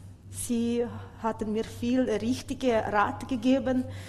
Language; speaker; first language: German; non-native, learner; Ukrainian